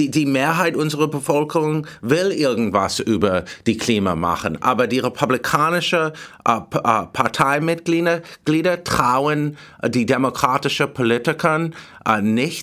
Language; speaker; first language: German; non-native, learner; English